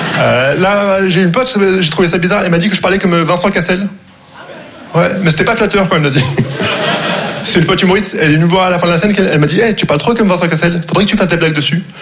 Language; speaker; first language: French; non-native, local second language; Arabic